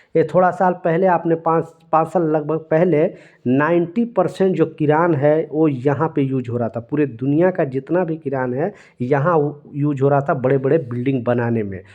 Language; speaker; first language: Hindi; native; Hindi